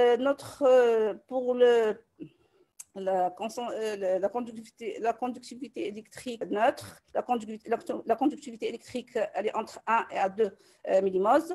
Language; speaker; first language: French; non-native, local second language; Arabic